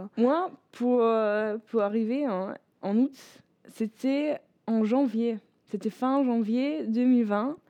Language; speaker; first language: French; non-native, fluent; German